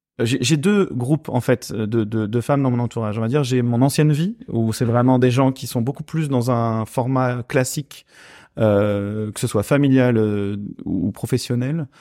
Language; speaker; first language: French; native; French